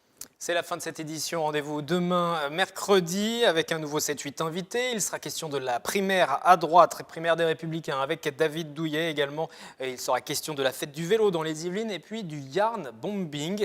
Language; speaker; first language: French; native; French